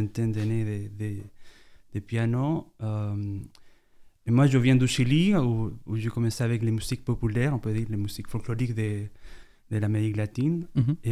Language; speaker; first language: French; non-native, fluent; Spanish